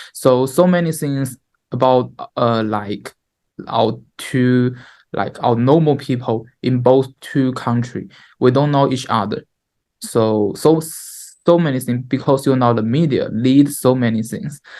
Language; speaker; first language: English; non-native, learner; Chinese